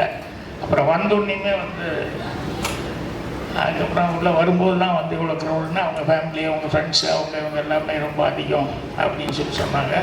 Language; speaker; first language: Tamil; native; Tamil